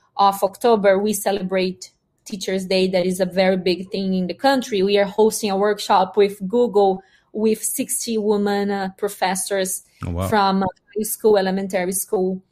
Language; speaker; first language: English; non-native, fluent; Portuguese